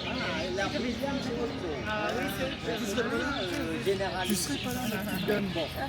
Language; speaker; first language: French; non-native, fluent; Thai